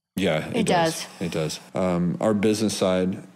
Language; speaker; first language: English; native; English